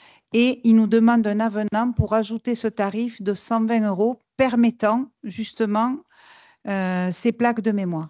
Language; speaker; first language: French; native; French